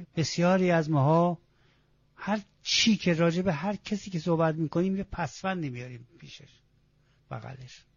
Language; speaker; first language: Persian; non-native, local second language; Azerbaijani